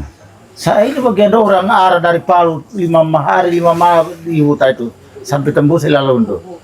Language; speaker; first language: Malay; non-native, local second language; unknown